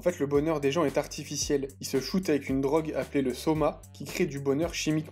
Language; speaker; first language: French; native; French